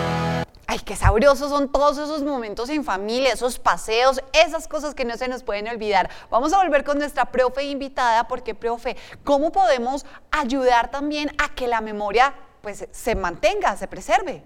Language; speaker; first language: Spanish; native; Spanish